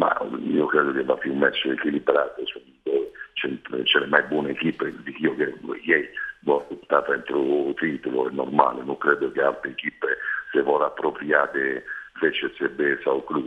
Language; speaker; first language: Romanian; non-native, fluent; Italian